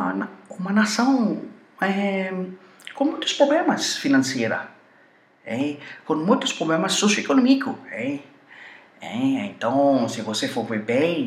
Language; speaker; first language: Portuguese; non-native, fluent; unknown